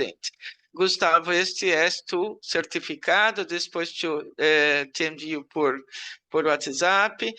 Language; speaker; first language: Portuguese; non-native, learner; Spanish